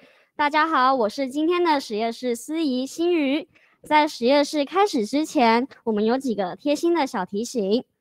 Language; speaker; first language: Chinese; native; Chinese